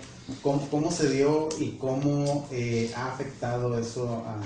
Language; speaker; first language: Spanish; native; Spanish